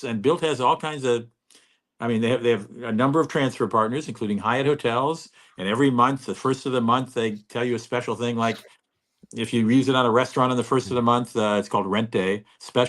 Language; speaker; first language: English; native; English